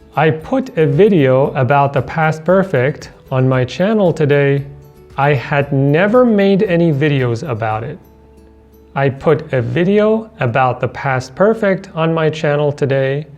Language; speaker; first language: English; non-native, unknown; Persian